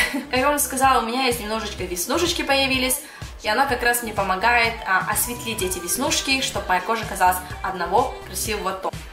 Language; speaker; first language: Russian; early bilingual, heritage; Russian